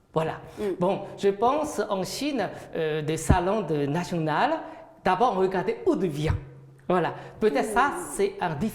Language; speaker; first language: French; non-native, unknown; Chinese